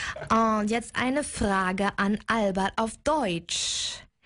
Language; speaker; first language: German; native; German